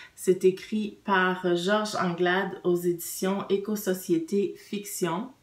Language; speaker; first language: French; native; French